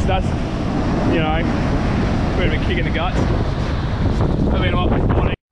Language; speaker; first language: English; native; English